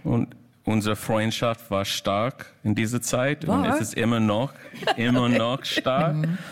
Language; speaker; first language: German; non-native, fluent; English